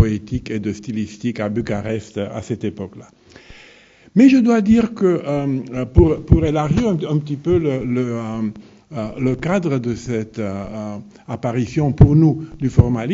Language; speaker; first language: French; non-native, fluent; Romanian